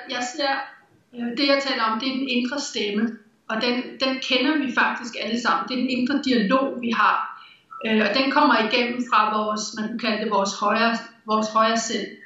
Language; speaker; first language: Danish; native; Danish